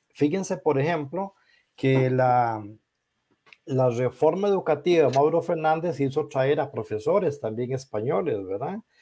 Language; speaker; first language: Spanish; native; Spanish